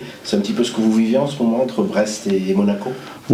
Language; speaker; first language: French; native; French